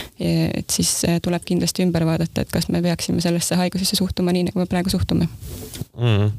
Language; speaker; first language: Estonian; native; Estonian